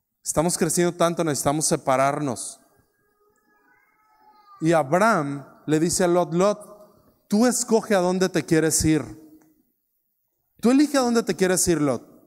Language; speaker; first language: Spanish; native; Spanish